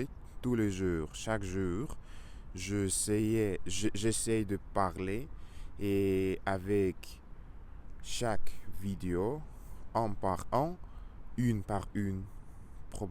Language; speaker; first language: French; non-native, learner; Russian